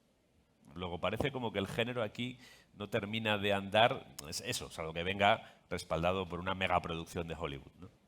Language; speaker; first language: Spanish; native; Spanish